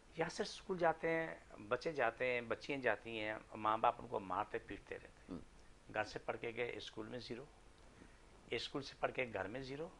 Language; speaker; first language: Urdu; non-native, local second language; Punjabi